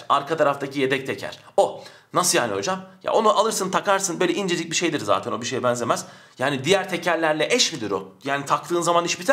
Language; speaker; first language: Turkish; native; Turkish